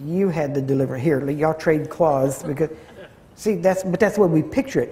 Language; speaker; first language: English; native; English